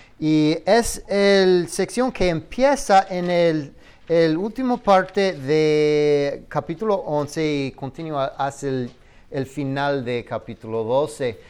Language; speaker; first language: Spanish; non-native, fluent; English